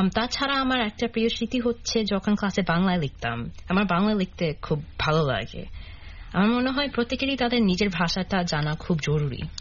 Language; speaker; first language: Bangla; early bilingual, heritage; Bangla